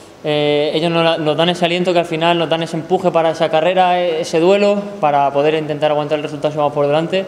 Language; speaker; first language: Spanish; native; Spanish